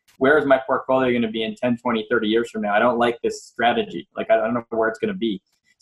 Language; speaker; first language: English; native; English